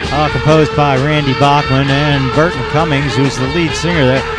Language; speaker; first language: English; native; English